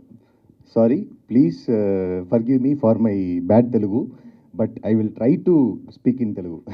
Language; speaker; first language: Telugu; non-native, learner; Tamil